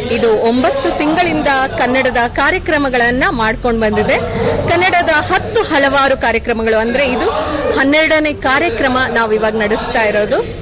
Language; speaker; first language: Kannada; non-native, local second language; Malayalam